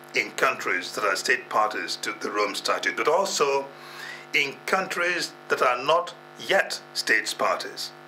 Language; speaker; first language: English; non-native, local second language; Igbo